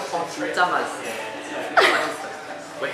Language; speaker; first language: Korean; non-native, fluent; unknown